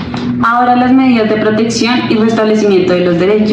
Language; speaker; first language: Spanish; native; Spanish